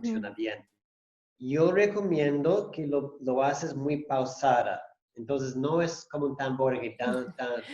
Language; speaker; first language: Spanish; non-native, fluent; English